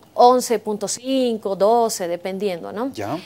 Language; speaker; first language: Spanish; native; Spanish